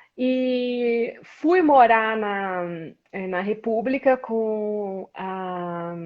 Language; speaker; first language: Portuguese; native; Portuguese